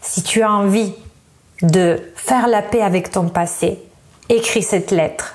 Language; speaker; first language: French; non-native, fluent; Italian